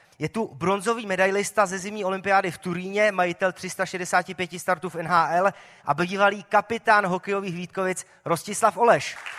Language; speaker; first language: Czech; native; Czech